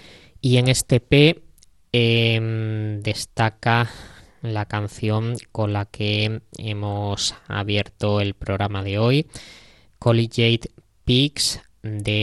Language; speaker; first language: Spanish; native; Spanish